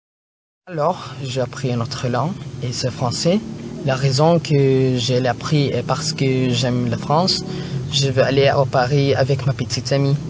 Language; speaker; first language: French; non-native, learner; Filipino